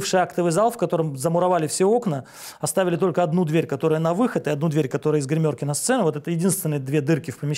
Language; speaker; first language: Russian; native; Russian